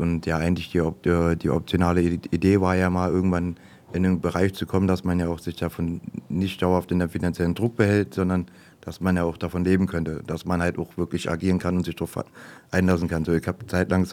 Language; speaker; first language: German; native; German